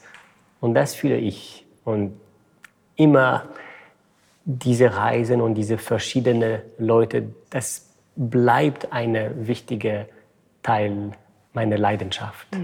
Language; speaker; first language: German; non-native, fluent; French